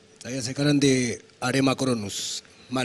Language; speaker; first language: Indonesian; non-native, fluent; Spanish